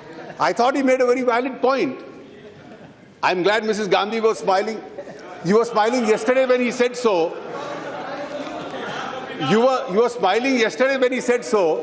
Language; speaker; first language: English; non-native, local second language; Hindi